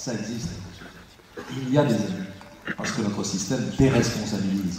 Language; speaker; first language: French; native; French